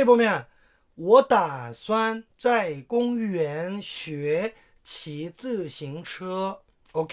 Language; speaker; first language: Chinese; non-native, fluent; Korean